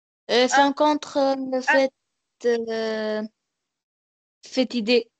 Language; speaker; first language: French; non-native, learner; Arabic